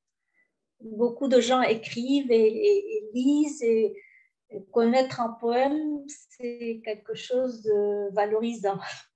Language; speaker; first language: French; early bilingual, heritage; French